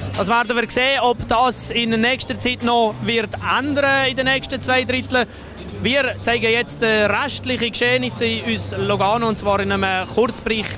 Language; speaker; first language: German; native; German